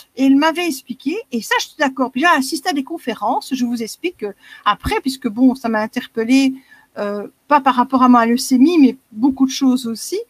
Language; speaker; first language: French; native; French